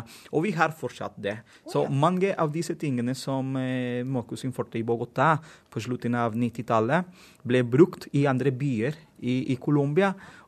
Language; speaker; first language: Norwegian; non-native, fluent; Spanish